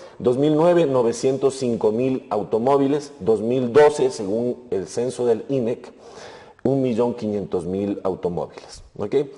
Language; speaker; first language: Spanish; native; Spanish